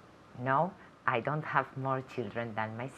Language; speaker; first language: English; non-native, learner; Spanish